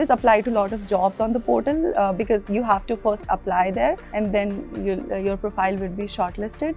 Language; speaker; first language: English; non-native, local second language; Hindi